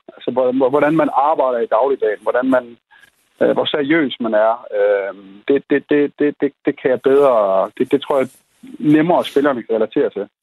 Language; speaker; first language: Danish; native; Danish